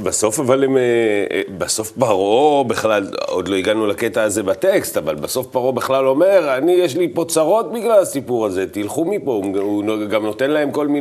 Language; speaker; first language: Hebrew; native; Hebrew